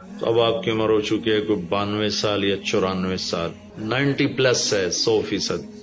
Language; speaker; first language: Urdu; non-native, local second language; Punjabi